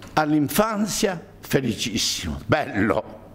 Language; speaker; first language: Italian; native; Italian